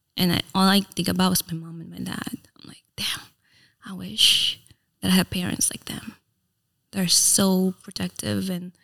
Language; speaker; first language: English; early bilingual, other home language; Filipino